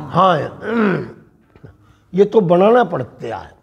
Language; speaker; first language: Hindi; native; Hindi